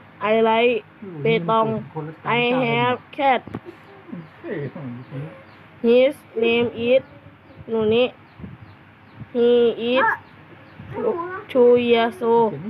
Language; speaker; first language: English; non-native, learner; Thai